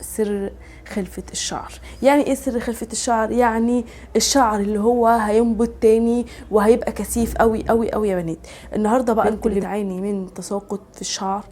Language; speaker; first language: Arabic; native; Arabic